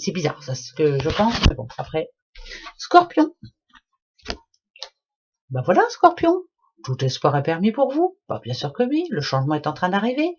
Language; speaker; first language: French; native; French